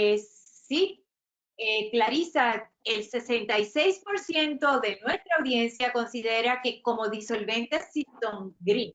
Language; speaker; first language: Spanish; native; Spanish